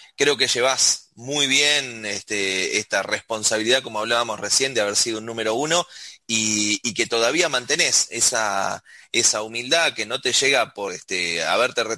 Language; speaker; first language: Spanish; native; Spanish